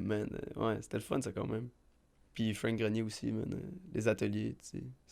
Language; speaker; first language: French; native; French